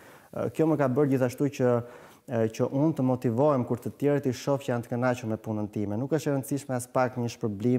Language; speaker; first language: Albanian; native; Albanian